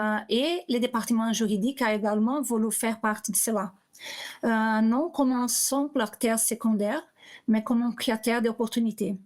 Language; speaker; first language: French; non-native, learner; Portuguese